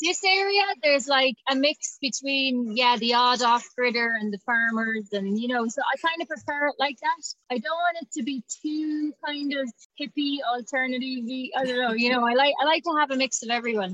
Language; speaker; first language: English; native; English